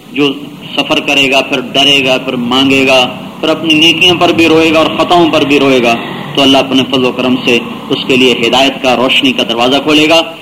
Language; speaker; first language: Urdu; non-native, local second language; Punjabi